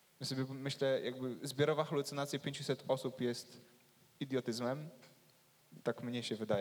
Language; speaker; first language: Polish; native; Polish